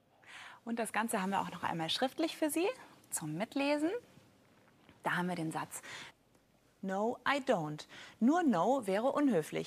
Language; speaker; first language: German; native; German